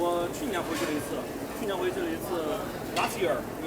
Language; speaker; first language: Chinese; native; Chinese